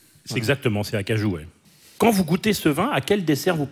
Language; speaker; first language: French; native; French